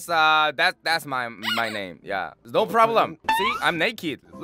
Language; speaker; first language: English; non-native, learner; Korean